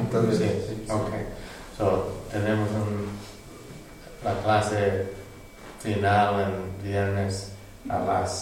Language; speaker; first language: Spanish; non-native, learner; English